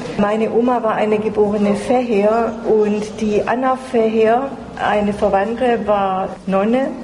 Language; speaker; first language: German; native; German